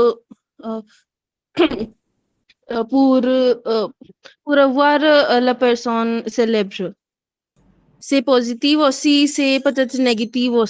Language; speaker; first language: French; non-native, learner; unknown